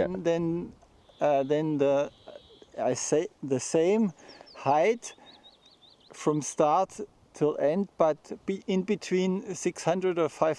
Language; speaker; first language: English; non-native, fluent; German